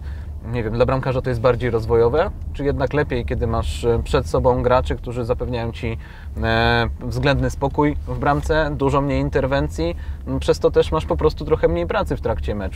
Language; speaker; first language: Polish; native; Polish